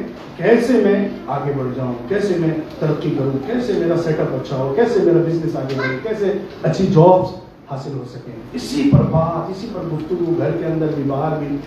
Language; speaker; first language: Urdu; native; Urdu